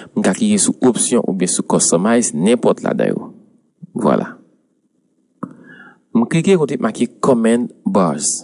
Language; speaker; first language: French; non-native, local second language; Haitian Creole